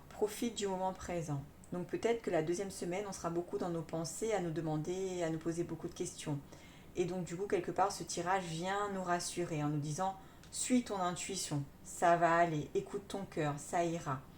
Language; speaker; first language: French; native; French